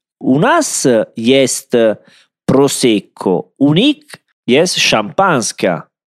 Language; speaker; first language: Russian; non-native, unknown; Italian